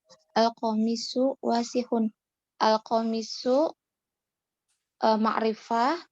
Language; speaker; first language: Arabic; non-native, learner; Indonesian